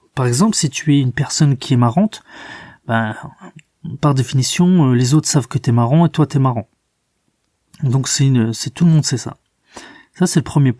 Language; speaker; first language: French; native; French